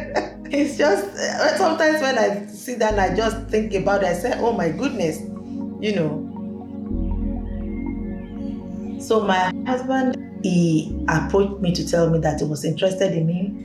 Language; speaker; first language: English; non-native, local second language; Yoruba